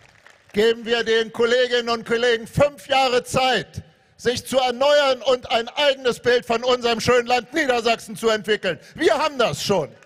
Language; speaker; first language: German; native; German